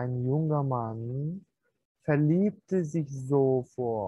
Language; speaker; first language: German; non-native, fluent; Turkish